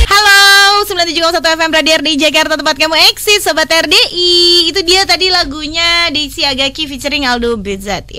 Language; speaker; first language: Indonesian; native; Indonesian